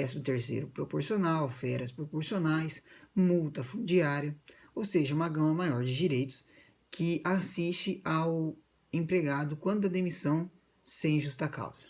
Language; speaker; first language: Portuguese; native; Portuguese